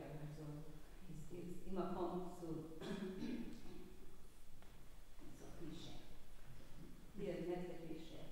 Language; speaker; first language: German; non-native, learner; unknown